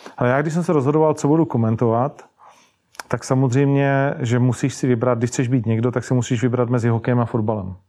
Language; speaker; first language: Czech; native; Czech